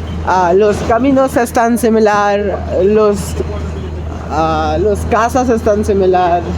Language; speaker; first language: Spanish; non-native, learner; Marathi